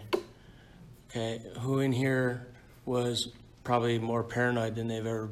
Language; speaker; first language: English; native; English